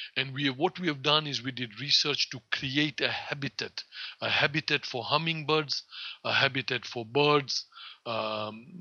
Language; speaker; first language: English; non-native, local second language; Gujarati